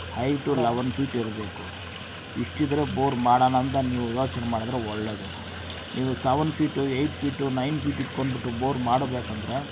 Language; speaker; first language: Kannada; non-native, local second language; Tamil